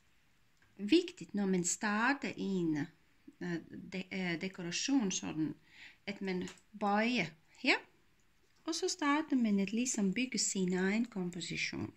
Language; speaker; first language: Danish; non-native, fluent; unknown